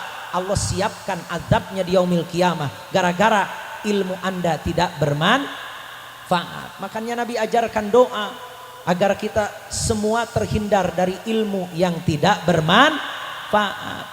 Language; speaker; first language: Indonesian; native; Indonesian